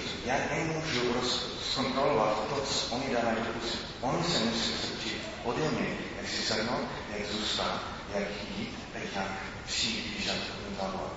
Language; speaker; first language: Czech; non-native, fluent; English